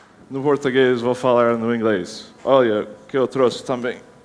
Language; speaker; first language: Portuguese; non-native, learner; English